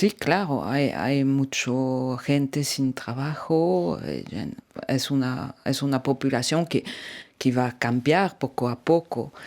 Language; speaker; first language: Spanish; non-native, learner; French